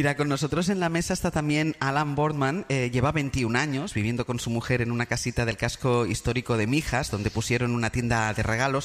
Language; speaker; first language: Spanish; native; Spanish